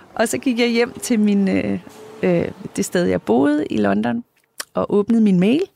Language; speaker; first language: Danish; native; Danish